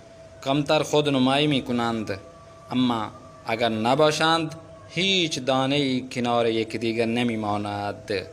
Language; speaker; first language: Persian; non-native, fluent; Urdu